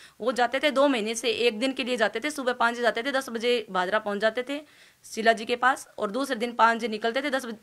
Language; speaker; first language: Hindi; native; Hindi